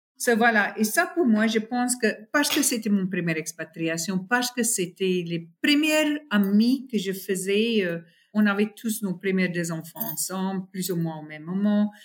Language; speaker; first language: French; non-native, fluent; Afrikaans